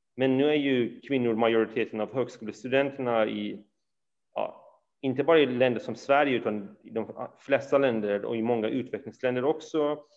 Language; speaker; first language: Swedish; early bilingual, other home language; Persian